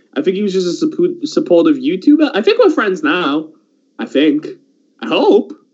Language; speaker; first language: English; early bilingual, other home language; Persian